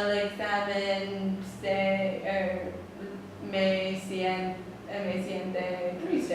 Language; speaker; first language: Spanish; non-native, learner; English